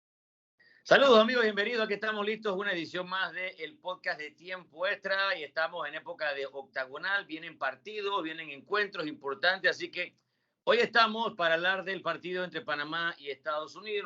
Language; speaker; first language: Spanish; native; Spanish